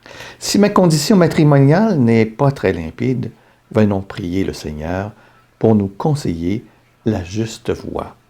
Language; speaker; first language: French; native; French